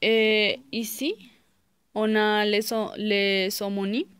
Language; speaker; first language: French; non-native, learner; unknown